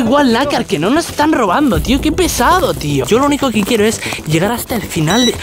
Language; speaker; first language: Spanish; native; Spanish